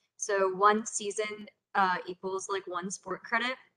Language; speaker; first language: English; native; English